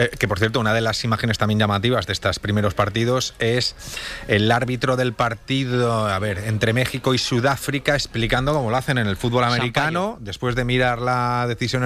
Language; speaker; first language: Spanish; native; Spanish